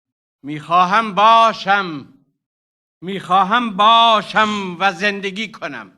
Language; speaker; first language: Persian; non-native, local second language; Arabic